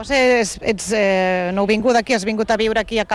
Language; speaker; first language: Catalan; native; Catalan